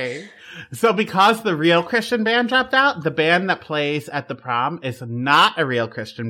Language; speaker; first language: English; native; English